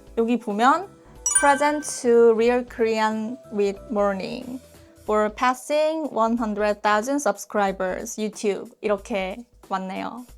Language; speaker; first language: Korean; native; Korean